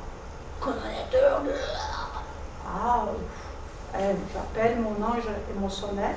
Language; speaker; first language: French; non-native, fluent; Portuguese